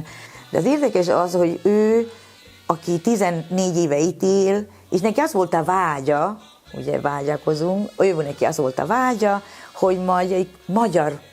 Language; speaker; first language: Hungarian; non-native, fluent; Spanish